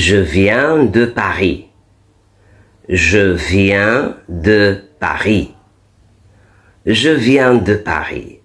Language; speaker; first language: French; non-native, fluent; Arabic